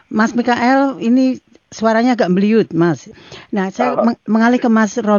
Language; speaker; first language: Indonesian; native; Indonesian